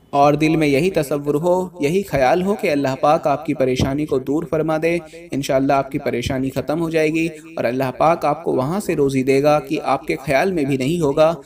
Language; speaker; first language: Urdu; native; Urdu